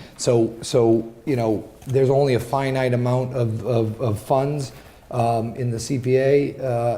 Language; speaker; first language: English; native; English